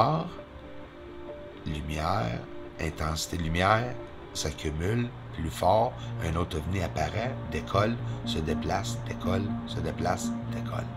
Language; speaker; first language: French; native; French